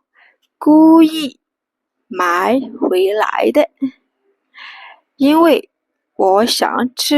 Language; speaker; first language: Chinese; non-native, fluent; Burmese